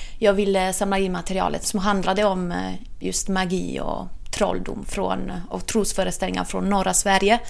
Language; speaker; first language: Swedish; non-native, fluent; Italian